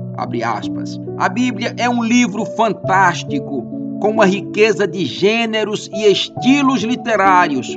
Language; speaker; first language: Portuguese; native; Portuguese